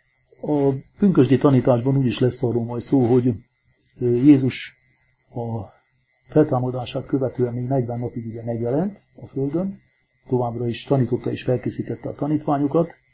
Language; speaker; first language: Hungarian; native; Hungarian